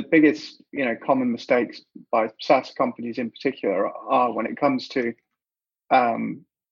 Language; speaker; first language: English; native; English